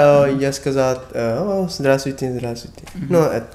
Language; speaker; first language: Russian; non-native, learner; English